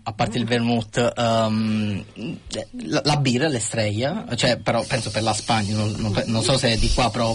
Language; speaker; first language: Italian; native; Italian